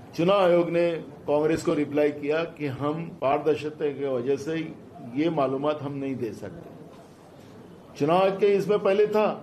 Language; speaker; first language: Hindi; non-native, local second language; Marathi